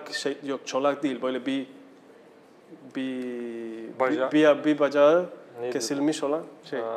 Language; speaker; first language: Turkish; non-native, fluent; Spanish